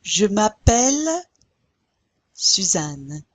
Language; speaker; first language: French; non-native, fluent; English